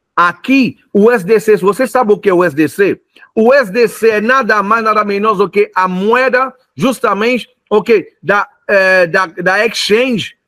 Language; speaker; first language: Portuguese; non-native, fluent; French